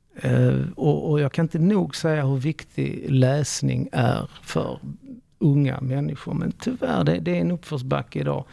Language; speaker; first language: Swedish; early bilingual, other home language; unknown